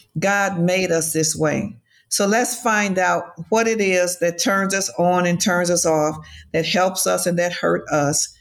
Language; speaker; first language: English; native; English